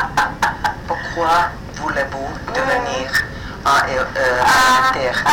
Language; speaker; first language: French; non-native, fluent; Finnish